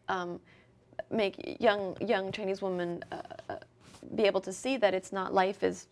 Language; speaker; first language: English; early bilingual, other home language; French